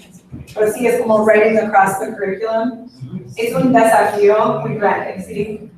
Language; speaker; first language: Spanish; non-native, fluent; English